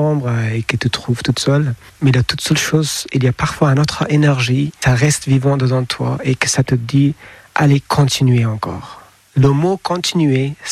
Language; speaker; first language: French; non-native, fluent; Persian